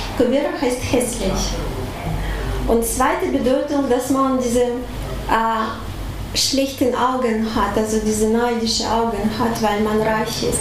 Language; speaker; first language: German; non-native, fluent; Russian